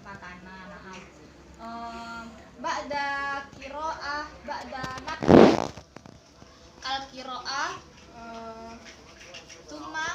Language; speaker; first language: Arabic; non-native, learner; Indonesian